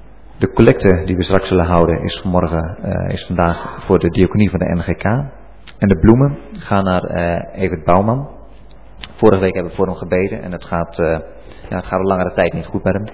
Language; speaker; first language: Dutch; native; Dutch